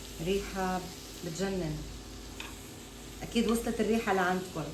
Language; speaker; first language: Arabic; native; Arabic